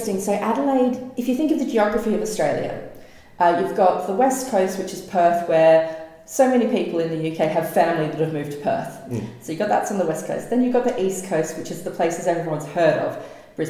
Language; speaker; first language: English; native; English